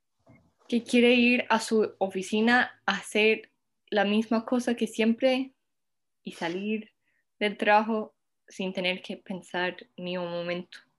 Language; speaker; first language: Spanish; early bilingual, heritage; Spanish